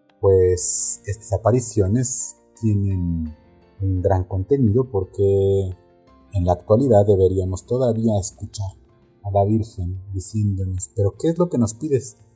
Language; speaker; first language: Spanish; native; Spanish